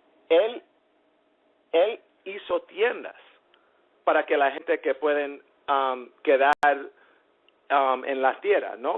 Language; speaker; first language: Spanish; early bilingual, heritage; English